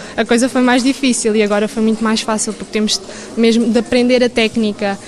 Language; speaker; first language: Portuguese; native; Portuguese